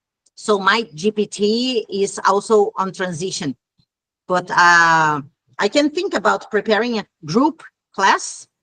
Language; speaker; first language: English; non-native, fluent; Portuguese